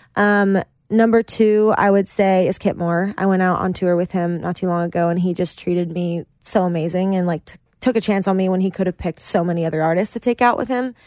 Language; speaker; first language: English; native; English